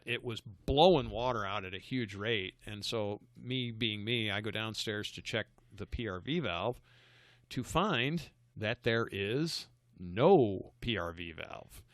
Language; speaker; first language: English; native; English